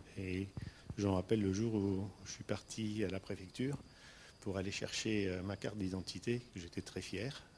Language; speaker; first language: French; non-native, fluent; Armenian